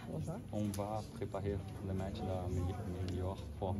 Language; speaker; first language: French; non-native, learner; Portuguese